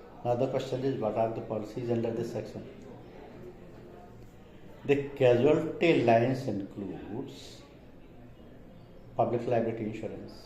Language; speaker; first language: English; non-native, local second language; Hindi